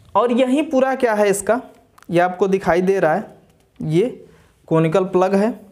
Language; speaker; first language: Hindi; native; Hindi